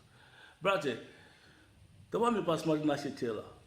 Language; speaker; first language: Russian; non-native, learner; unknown